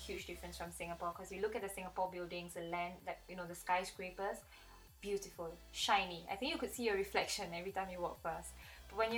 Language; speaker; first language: English; native; English